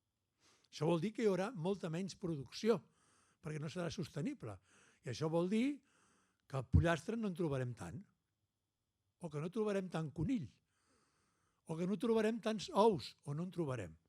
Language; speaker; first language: Catalan; native; Catalan